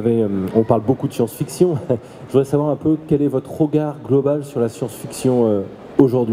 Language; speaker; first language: French; native; French